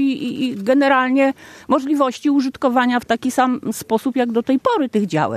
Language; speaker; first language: Polish; native; Polish